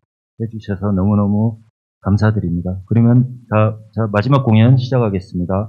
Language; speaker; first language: Korean; native; Korean